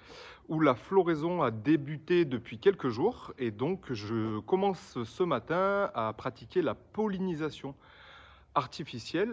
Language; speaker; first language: French; native; French